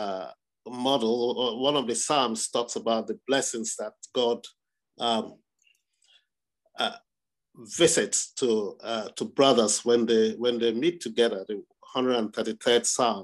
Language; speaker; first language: English; non-native, local second language; Igbo